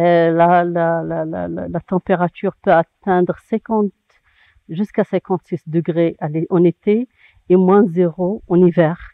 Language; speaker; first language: French; non-native, local second language; Arabic